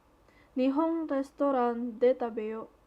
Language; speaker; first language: Japanese; non-native, learner; Indonesian